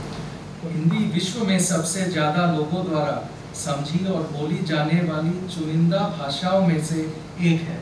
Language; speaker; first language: Hindi; non-native, local second language; Bangla